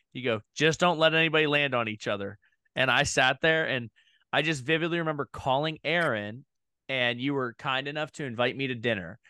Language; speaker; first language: English; native; English